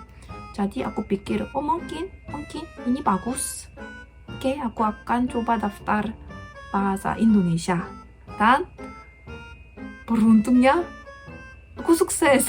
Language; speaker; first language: Indonesian; non-native, fluent; Korean